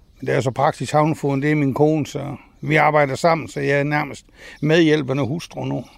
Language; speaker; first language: Danish; native; Danish